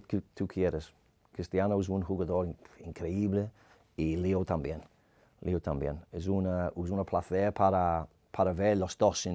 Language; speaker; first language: Spanish; non-native, learner; English